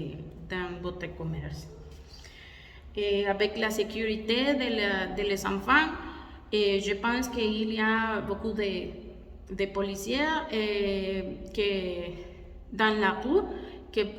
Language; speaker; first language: French; non-native, learner; Spanish